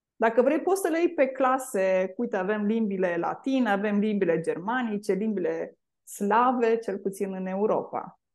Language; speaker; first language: Romanian; native; Romanian